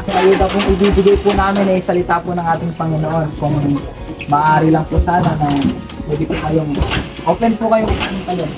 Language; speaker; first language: Filipino; native; Filipino